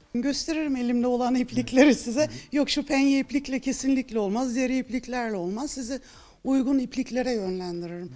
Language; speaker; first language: Turkish; early bilingual, heritage; Turkish